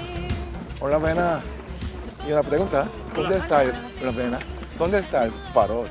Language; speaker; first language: Spanish; non-native, learner; Korean